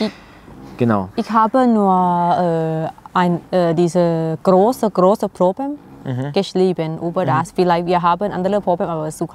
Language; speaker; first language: German; non-native, learner; Thai